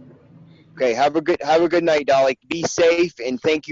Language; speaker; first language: English; native; English